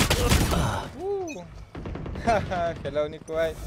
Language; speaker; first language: English; non-native, fluent; Bulgarian